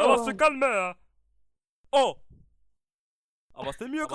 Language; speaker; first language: French; native; French